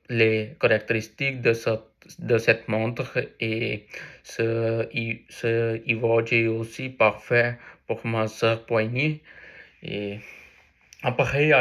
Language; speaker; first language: French; non-native, learner; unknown